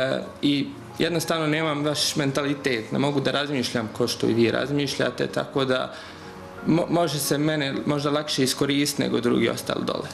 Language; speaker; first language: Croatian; early bilingual, heritage; Bosnian